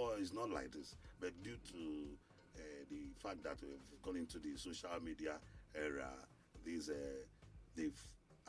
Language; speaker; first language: English; non-native, local second language; Igbo